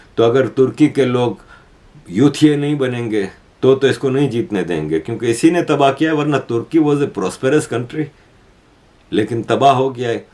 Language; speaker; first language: Urdu; native; Urdu